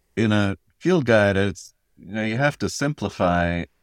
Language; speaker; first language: English; native; English